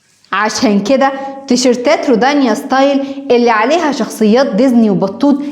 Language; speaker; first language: Arabic; native; Arabic